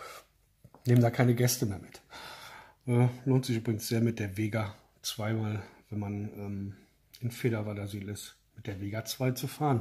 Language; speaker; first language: German; native; German